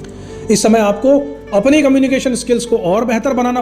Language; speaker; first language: Hindi; native; Hindi